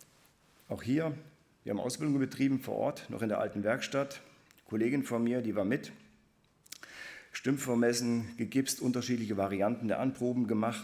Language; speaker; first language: German; native; German